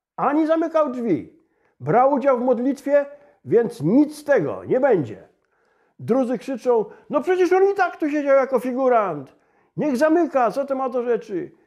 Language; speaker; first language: Polish; native; Polish